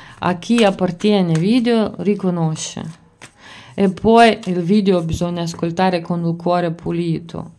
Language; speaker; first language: Italian; non-native, fluent; Lithuanian